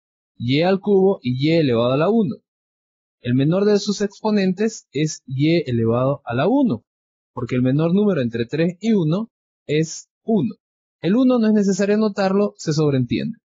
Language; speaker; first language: Spanish; native; Spanish